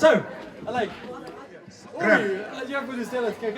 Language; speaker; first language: Russian; non-native, learner; English